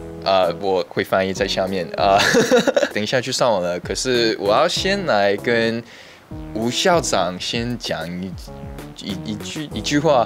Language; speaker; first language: Chinese; early bilingual, heritage; English